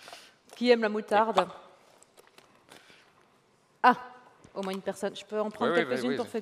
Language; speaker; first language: French; native; French